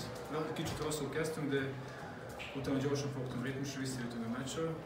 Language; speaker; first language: Hungarian; non-native, learner; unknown